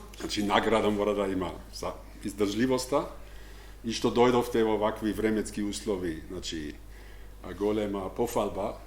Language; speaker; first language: Macedonian; non-native, fluent; German